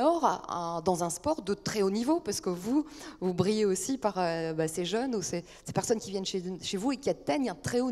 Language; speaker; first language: French; native; French